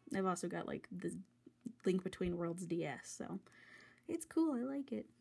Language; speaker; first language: English; native; English